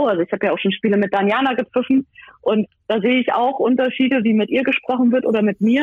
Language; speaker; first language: German; native; German